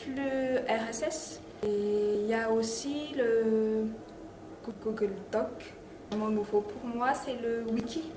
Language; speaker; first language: French; non-native, local second language; Malagasy